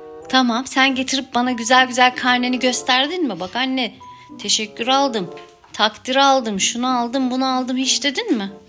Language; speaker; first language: Turkish; native; Turkish